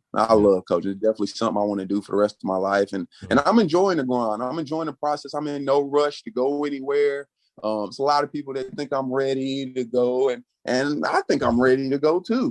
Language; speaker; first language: English; native; English